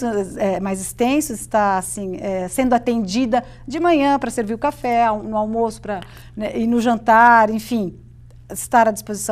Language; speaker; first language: Portuguese; native; Portuguese